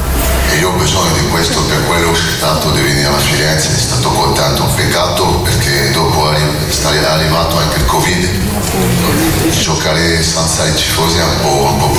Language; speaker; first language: Italian; non-native, learner; French